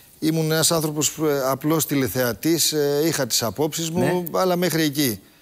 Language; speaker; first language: Greek; native; Greek